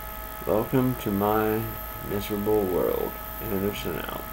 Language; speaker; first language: English; native; English